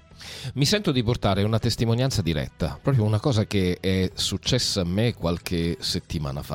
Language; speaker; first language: Italian; native; Italian